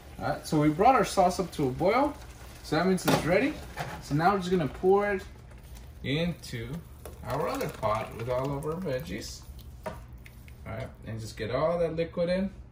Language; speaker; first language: English; early bilingual, other home language; Spanish